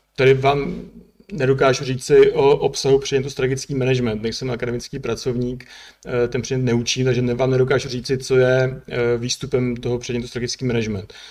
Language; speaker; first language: Czech; native; Czech